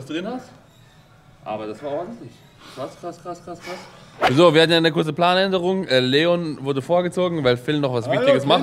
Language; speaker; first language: German; native; German